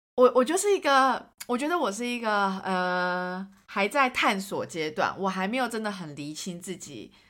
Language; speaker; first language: Chinese; native; Chinese